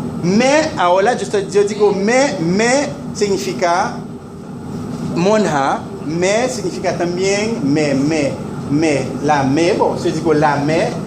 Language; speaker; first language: Spanish; non-native, fluent; Haitian Creole